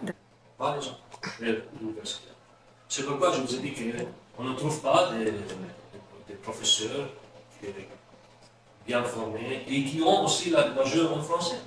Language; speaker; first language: French; non-native, fluent; Arabic